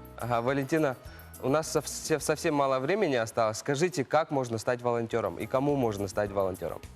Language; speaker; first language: Russian; native; Russian